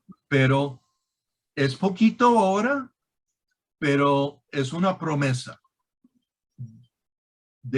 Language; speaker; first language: Spanish; non-native, fluent; English